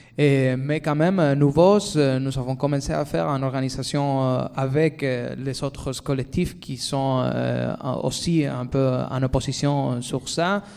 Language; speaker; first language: French; non-native, fluent; Spanish